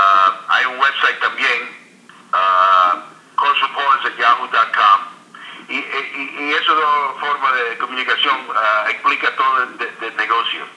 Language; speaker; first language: Spanish; early bilingual, heritage; English